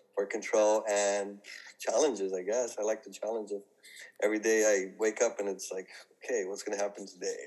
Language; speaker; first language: English; native; English